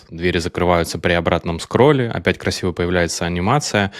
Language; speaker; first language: Russian; native; Russian